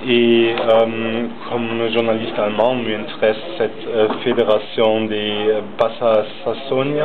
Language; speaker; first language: French; non-native, learner; German